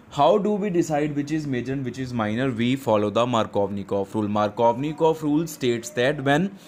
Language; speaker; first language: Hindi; non-native, local second language; Punjabi